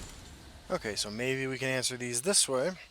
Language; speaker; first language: English; native; English